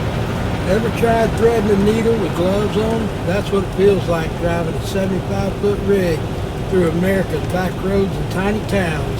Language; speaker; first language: English; native; English